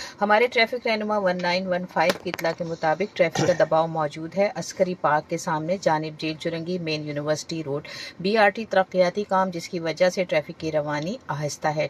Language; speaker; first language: Urdu; native; Urdu